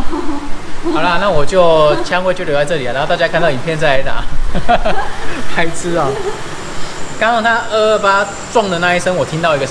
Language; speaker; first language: Chinese; native; Chinese